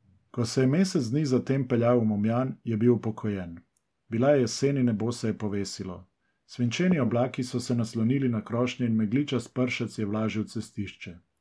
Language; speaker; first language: Slovenian; non-native, local second language; Serbian